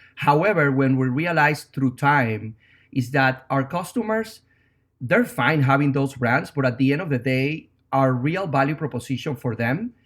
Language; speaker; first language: English; non-native, fluent; Spanish